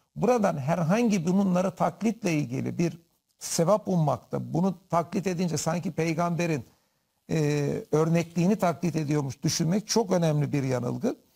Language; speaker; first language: Turkish; native; Turkish